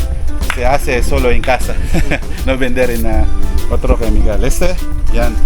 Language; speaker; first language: Spanish; non-native, learner; Filipino